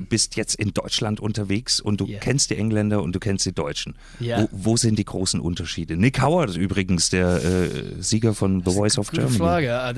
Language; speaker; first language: German; native; German